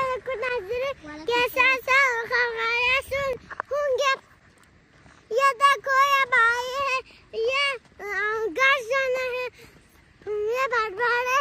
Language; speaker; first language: Hindi; non-native, local second language; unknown